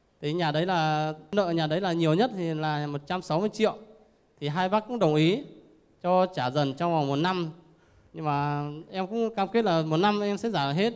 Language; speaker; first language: Vietnamese; non-native, local second language; Iu Mien